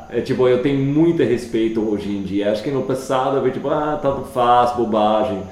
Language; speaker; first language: Portuguese; non-native, fluent; English